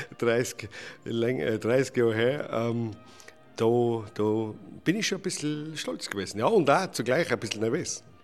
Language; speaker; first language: German; native; German